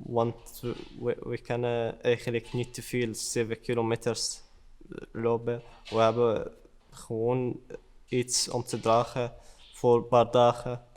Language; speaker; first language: Dutch; early bilingual, other home language; Arabic